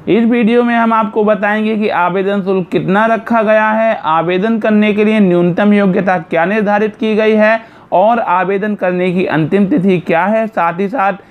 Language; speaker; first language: Hindi; native; Hindi